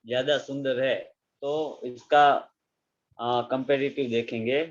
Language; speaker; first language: Hindi; non-native, local second language; Gujarati